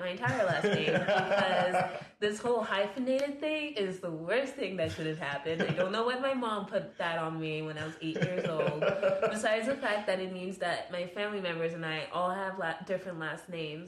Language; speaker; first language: English; non-native, fluent; French